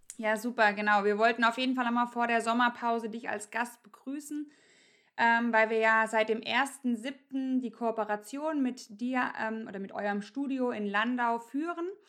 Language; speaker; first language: German; native; German